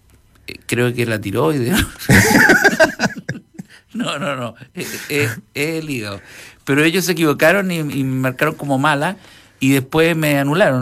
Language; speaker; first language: Spanish; native; Spanish